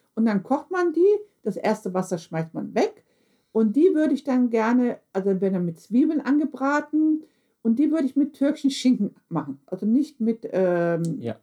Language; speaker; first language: German; early bilingual, other home language; Turkish